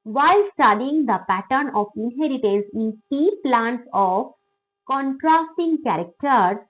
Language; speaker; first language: English; non-native, local second language; Bangla